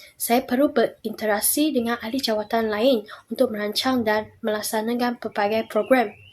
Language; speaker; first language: Malay; non-native, local second language; Chinese